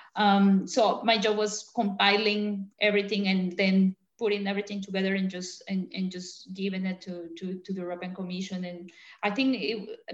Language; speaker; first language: English; non-native, fluent; Spanish